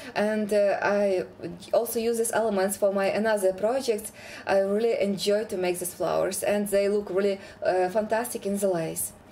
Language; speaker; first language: English; non-native, fluent; Ukrainian